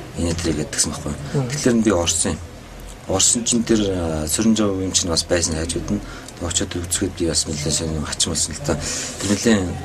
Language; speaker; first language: Mongolian; non-native, local second language; Kazakh